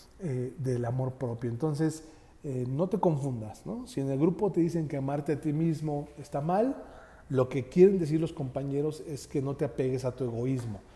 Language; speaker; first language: Spanish; native; Spanish